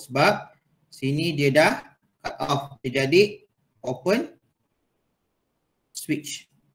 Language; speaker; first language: English; non-native, local second language; Malay